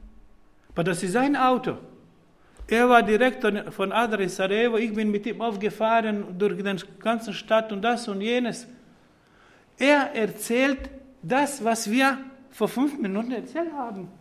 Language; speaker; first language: German; non-native, fluent; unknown